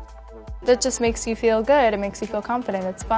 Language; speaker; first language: English; native; English